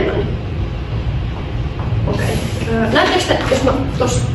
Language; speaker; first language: Finnish; native; Finnish